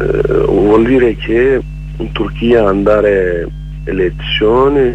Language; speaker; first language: Italian; non-native, learner; Kurdish